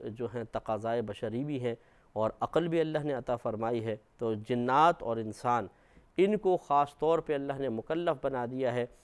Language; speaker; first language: Urdu; native; Urdu